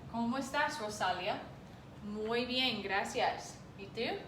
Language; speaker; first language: Spanish; non-native, fluent; English